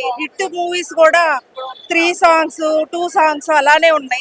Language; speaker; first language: Telugu; native; Telugu